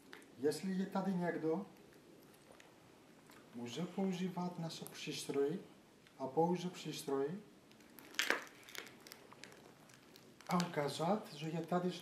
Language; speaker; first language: Czech; non-native, learner; Greek